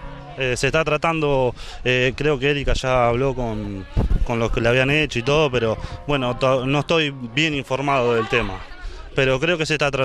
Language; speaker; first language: Spanish; native; Spanish